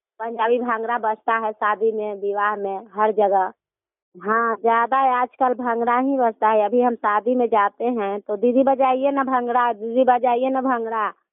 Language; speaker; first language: Hindi; native; Hindi